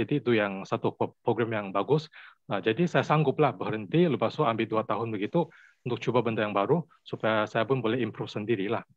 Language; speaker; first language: Malay; non-native, local second language; Chinese